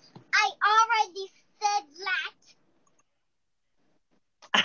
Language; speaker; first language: English; non-native, learner; Chinese